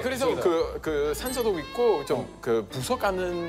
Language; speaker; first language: Korean; non-native, fluent; Spanish